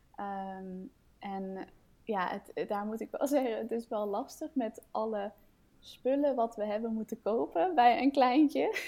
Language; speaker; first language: Dutch; non-native, fluent; Danish